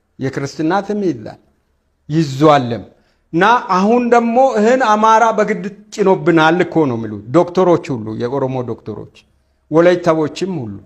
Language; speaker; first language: Amharic; non-native, local second language; Wolaytta